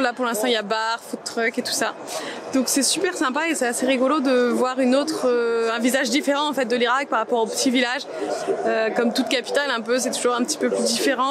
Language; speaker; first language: French; native; French